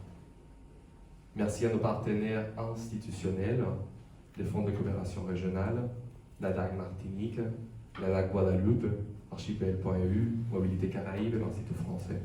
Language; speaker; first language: French; non-native, fluent; Spanish